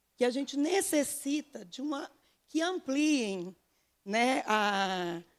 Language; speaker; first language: Portuguese; native; Portuguese